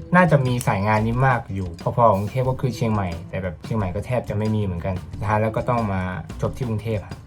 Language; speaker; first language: Thai; native; Thai